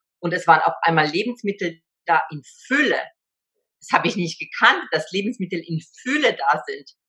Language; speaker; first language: German; early bilingual, other home language; Polish